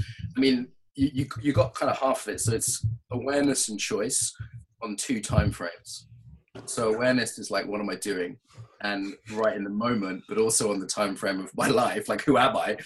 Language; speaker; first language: English; native; English